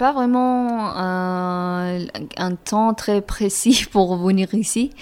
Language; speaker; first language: French; non-native, fluent; Persian